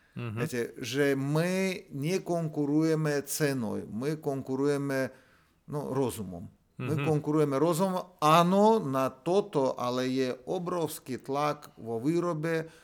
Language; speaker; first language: Slovak; non-native, fluent; Russian